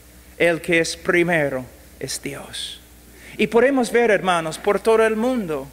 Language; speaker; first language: Spanish; non-native, fluent; English